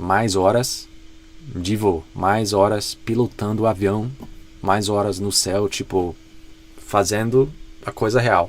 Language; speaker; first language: Portuguese; non-native, fluent; English